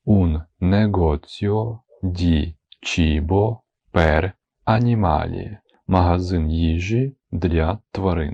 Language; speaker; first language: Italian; non-native, fluent; Ukrainian